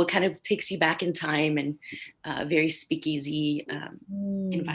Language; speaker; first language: English; native; English